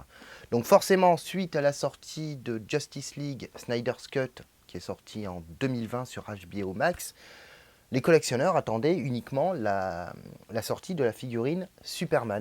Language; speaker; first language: French; native; French